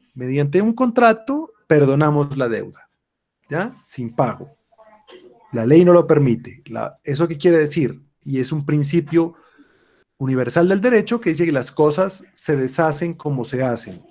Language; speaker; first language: Spanish; native; Spanish